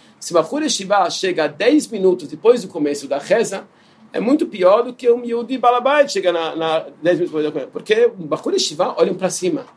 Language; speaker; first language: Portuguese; non-native, fluent; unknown